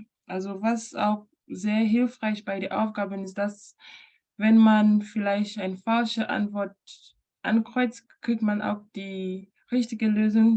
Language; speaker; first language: German; non-native, fluent; French